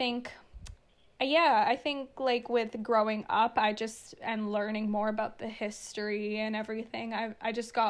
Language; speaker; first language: English; early bilingual, other home language; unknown